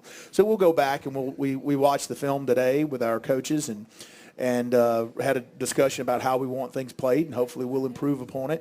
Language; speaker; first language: English; native; English